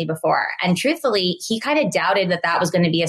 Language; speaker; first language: English; native; English